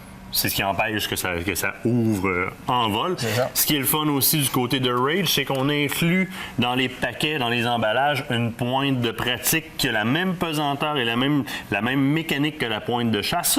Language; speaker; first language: French; native; French